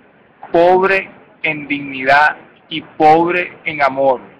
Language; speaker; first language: Spanish; native; Spanish